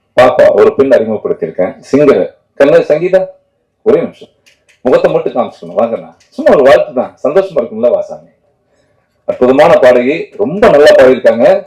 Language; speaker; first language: Tamil; native; Tamil